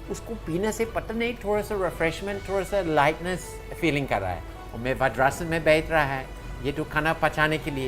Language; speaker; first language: Hindi; non-native, fluent; English